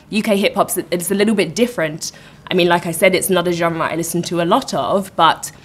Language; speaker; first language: English; native; English